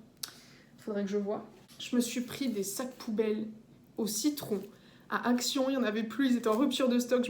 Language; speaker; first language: French; native; French